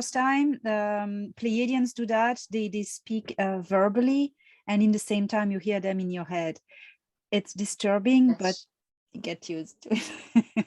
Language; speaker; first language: English; non-native, fluent; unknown